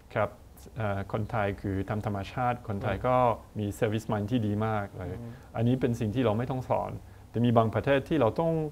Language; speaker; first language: Thai; non-native, fluent; French